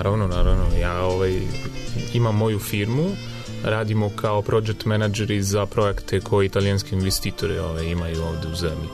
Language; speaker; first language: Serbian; non-native, fluent; Italian